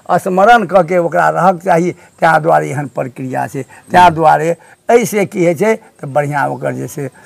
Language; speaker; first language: Maithili; non-native, local second language; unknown